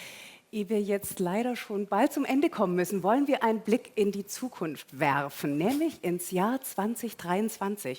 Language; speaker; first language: German; native; German